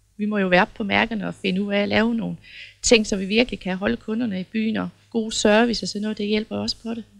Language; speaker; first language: Danish; native; Danish